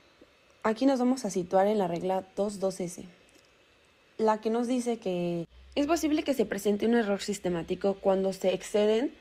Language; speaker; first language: Spanish; native; Spanish